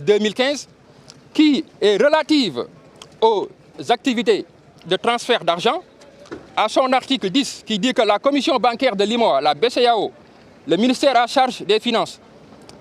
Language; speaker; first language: French; non-native, local second language; Wolof